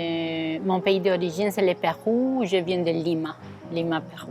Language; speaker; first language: French; non-native, fluent; Spanish